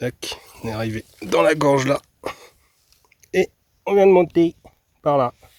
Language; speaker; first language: French; native; French